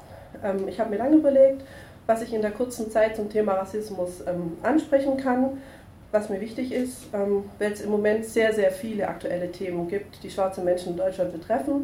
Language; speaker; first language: German; native; German